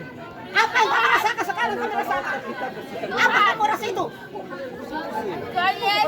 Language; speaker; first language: Indonesian; non-native, local second language; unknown